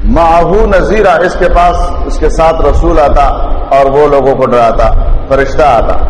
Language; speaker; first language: Urdu; non-native, local second language; Pashto